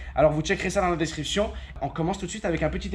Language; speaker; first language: French; native; French